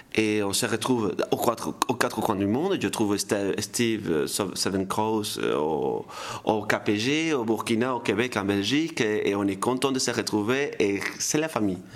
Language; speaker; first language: French; non-native, fluent; Spanish